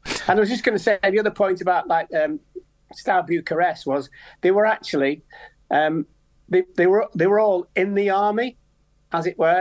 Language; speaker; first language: English; native; English